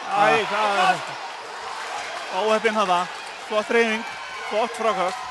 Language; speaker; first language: Icelandic; native; Icelandic